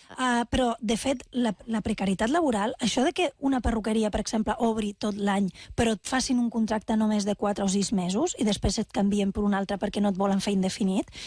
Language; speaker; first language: Catalan; non-native, local second language; Spanish